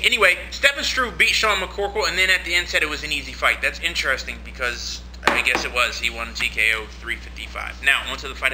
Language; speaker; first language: English; native; English